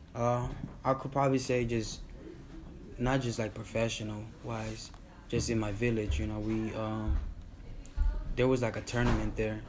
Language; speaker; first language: English; early bilingual, other home language; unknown